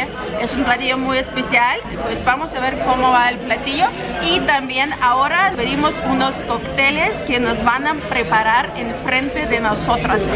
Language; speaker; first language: Spanish; non-native, learner; Russian